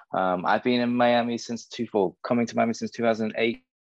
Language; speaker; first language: English; native; English